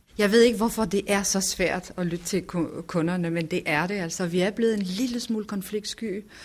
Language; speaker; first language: Danish; native; Danish